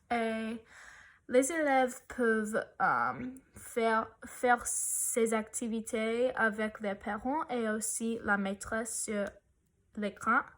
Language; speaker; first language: French; non-native, learner; English